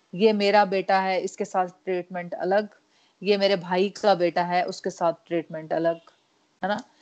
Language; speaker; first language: Hindi; non-native, local second language; Punjabi